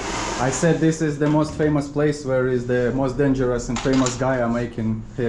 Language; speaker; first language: English; non-native, fluent; Russian